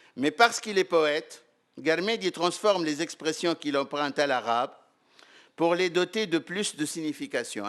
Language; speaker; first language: French; non-native, local second language; Arabic